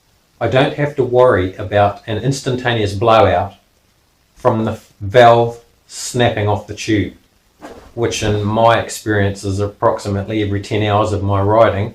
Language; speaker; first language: English; native; English